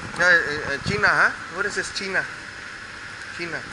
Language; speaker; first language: English; non-native, learner; Vietnamese